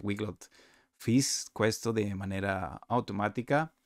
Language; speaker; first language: Portuguese; non-native, learner; Spanish